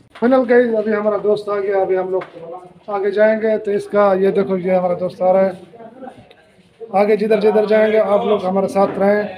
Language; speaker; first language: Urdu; non-native, local second language; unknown